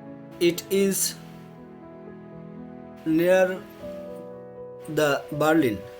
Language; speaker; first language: English; non-native, fluent; Bangla